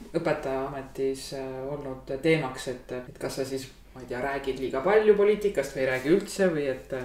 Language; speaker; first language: Estonian; native; Estonian